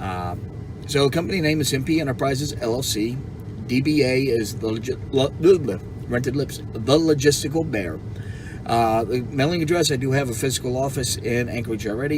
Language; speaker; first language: English; native; English